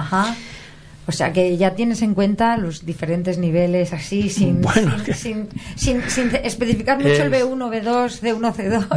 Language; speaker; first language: Spanish; native; Spanish